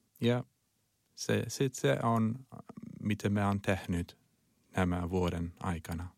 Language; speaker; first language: Finnish; non-native, learner; Chinese